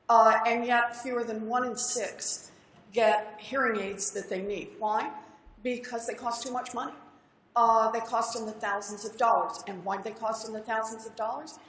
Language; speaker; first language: English; native; English